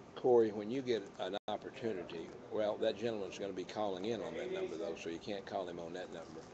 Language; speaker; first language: English; native; English